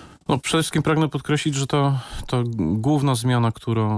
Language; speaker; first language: Polish; native; Polish